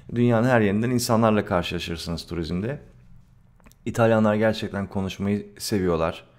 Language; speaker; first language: Turkish; native; Turkish